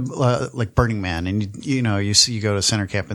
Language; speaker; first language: English; native; English